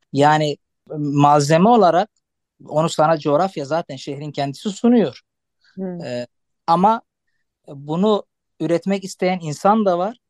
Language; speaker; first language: Turkish; non-native, local second language; Arabic